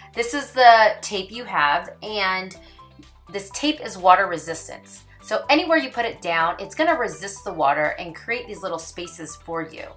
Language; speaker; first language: English; native; English